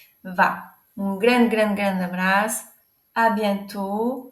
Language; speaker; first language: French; non-native, fluent; Portuguese